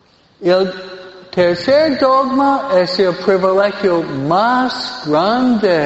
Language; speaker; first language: Spanish; non-native, fluent; English